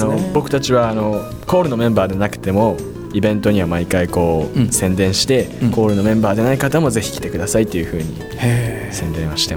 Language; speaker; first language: Japanese; native; Japanese